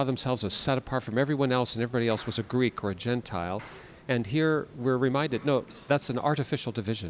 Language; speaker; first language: English; native; English